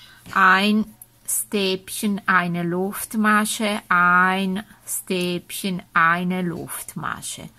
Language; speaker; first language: German; non-native, fluent; Italian